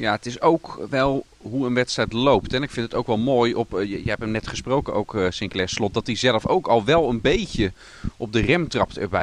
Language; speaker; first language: Dutch; native; Dutch